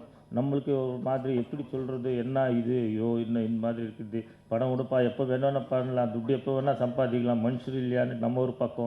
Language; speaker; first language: Tamil; non-native, learner; Kannada